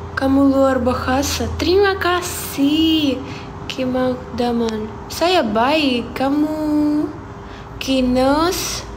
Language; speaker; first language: Indonesian; non-native, learner; Ukrainian